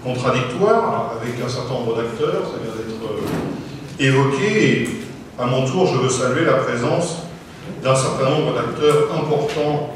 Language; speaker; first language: French; native; French